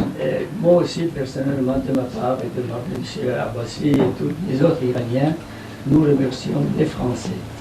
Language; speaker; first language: French; non-native, fluent; Persian